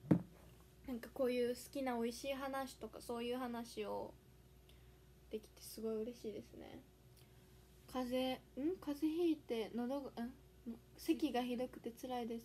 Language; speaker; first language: Japanese; native; Japanese